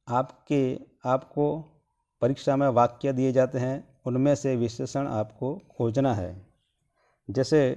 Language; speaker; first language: Hindi; non-native, local second language; Gujarati